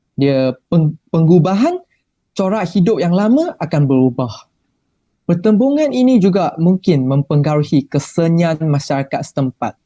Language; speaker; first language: Malay; non-native, local second language; Chinese